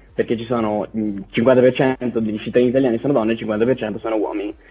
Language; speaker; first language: Italian; native; Italian